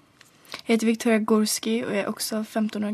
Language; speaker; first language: Swedish; early bilingual, other home language; Polish